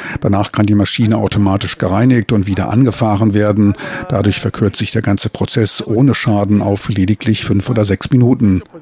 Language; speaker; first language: German; native; German